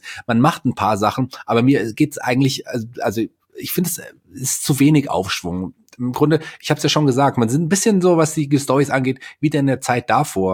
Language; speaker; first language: German; native; German